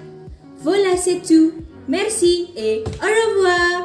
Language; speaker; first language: French; non-native, learner; Indonesian